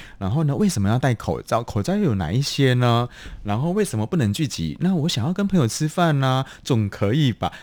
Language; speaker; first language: Chinese; non-native, fluent; Indonesian